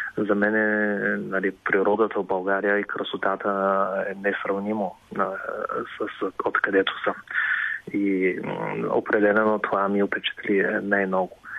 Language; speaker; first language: Bulgarian; non-native, fluent; Chinese